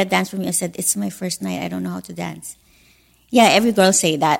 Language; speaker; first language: English; non-native, local second language; Filipino